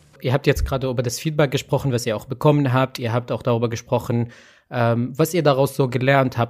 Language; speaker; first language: German; native; German